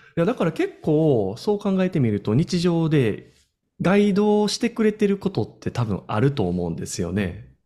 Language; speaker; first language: Japanese; native; Japanese